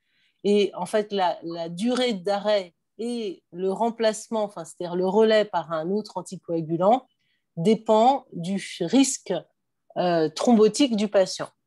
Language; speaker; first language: French; native; French